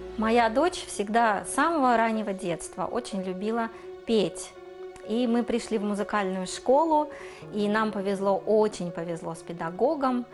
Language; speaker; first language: Russian; native; Russian